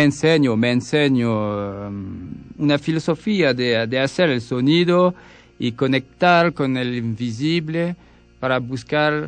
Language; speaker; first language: Spanish; non-native, learner; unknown